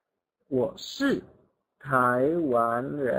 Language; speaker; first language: Chinese; non-native, fluent; Indonesian